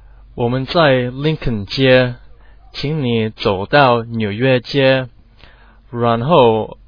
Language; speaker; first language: Chinese; non-native, learner; English